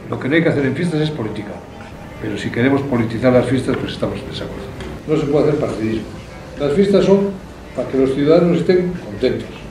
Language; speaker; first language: Spanish; non-native, local second language; Basque